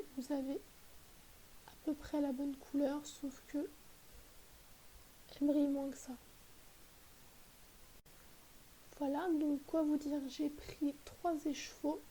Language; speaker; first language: French; native; French